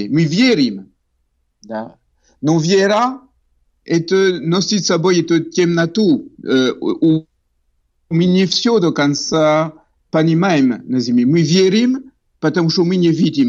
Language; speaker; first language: Russian; non-native, fluent; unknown